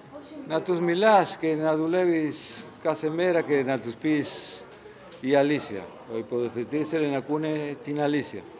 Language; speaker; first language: Greek; non-native, fluent; Spanish